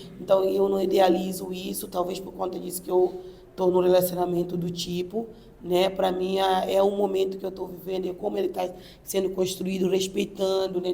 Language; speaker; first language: Portuguese; non-native, local second language; Upper Guinea Crioulo